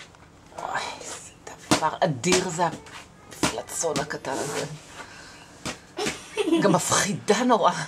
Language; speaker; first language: Hebrew; native; Hebrew